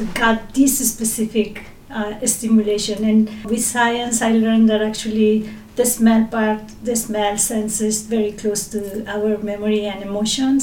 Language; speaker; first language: English; non-native, fluent; Spanish